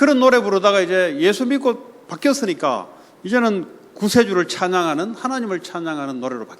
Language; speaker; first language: Korean; native; Korean